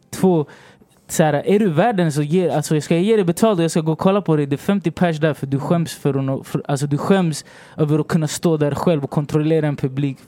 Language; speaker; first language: Swedish; early bilingual, other home language; Spanish